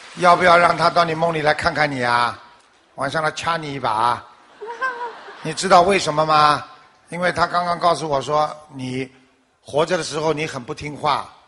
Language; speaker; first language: Chinese; native; Chinese